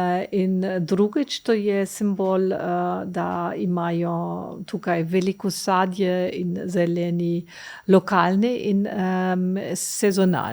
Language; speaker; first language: Slovenian; non-native, learner; German